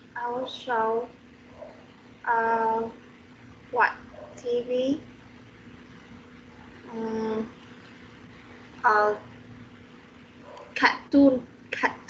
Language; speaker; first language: English; non-native, learner; Vietnamese